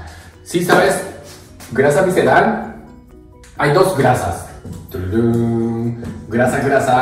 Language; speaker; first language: Spanish; non-native, learner; Japanese